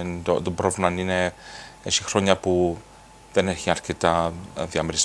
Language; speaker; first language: Greek; early bilingual, heritage; Greek